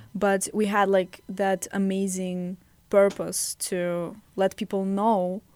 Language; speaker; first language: English; non-native, fluent; Russian